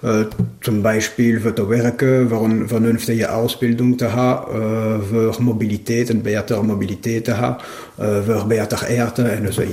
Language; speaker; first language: German; non-native, local second language; French